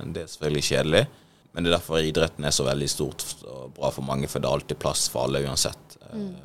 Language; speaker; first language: Norwegian; early bilingual, other home language; Swahili